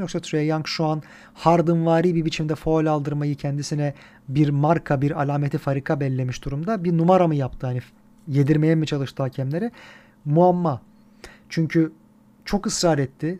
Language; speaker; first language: Turkish; native; Turkish